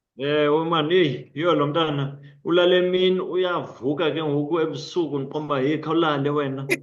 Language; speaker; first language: Xhosa; non-native, local second language; English